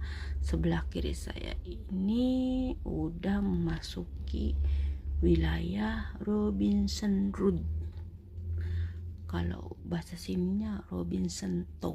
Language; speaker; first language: Indonesian; native; Indonesian